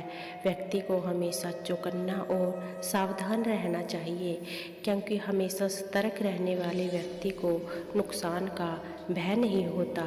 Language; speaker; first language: Hindi; native; Hindi